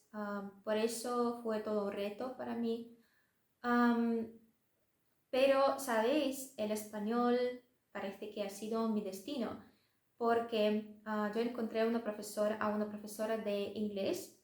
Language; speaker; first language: Spanish; non-native, fluent; Russian